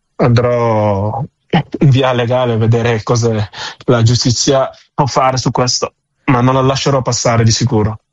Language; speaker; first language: Italian; non-native, fluent; Wolof